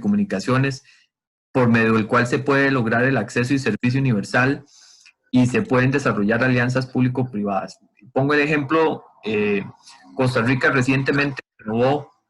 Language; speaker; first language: Spanish; native; Spanish